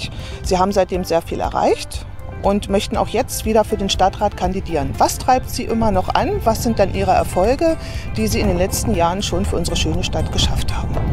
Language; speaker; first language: German; native; German